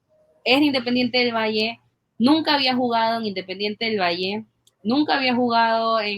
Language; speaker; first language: Spanish; native; Spanish